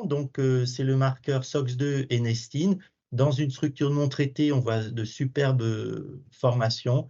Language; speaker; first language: French; native; French